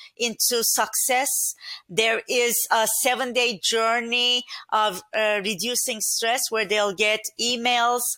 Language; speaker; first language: English; non-native, fluent; Turkish